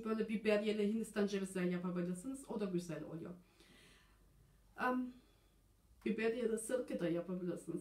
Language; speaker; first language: Turkish; early bilingual, heritage; German